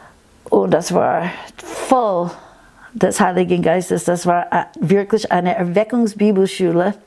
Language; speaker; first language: German; non-native, fluent; English